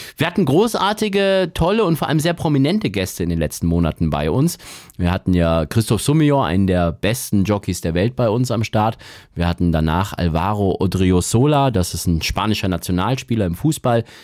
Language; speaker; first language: German; native; German